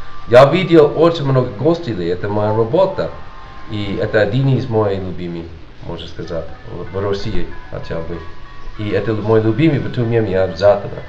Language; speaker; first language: Russian; non-native, learner; English